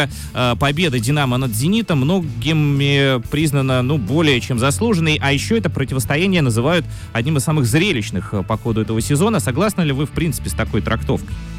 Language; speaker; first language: Russian; native; Russian